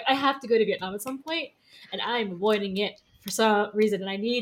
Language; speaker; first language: English; native; English